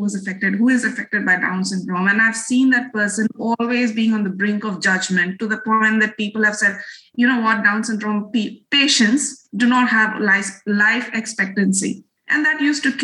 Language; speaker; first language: English; non-native, local second language; Bangla